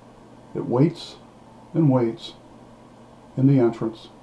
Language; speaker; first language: English; native; English